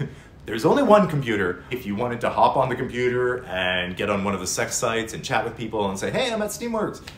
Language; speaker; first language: English; native; English